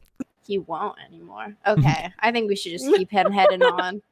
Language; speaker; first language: English; native; English